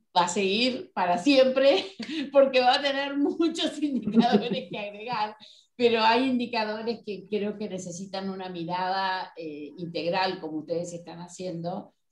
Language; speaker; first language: Spanish; native; Spanish